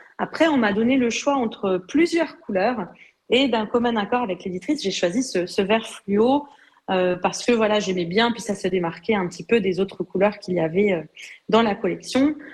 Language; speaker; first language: French; native; French